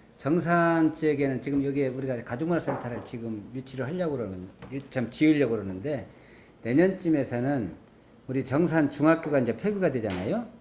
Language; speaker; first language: Korean; native; Korean